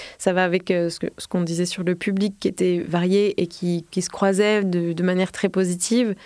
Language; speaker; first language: French; native; French